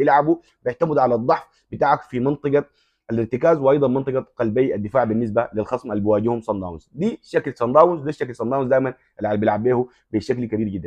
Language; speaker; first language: Arabic; native; Arabic